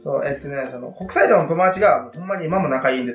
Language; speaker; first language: Japanese; native; Japanese